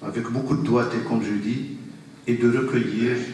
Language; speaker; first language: French; non-native, local second language; Arabic